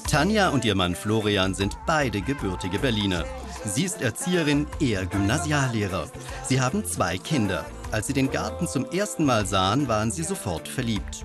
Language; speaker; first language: German; native; German